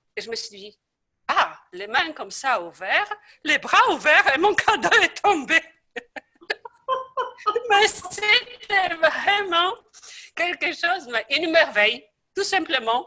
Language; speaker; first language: French; non-native, fluent; Polish